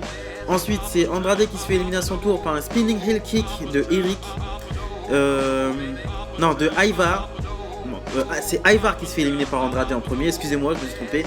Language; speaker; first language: French; native; French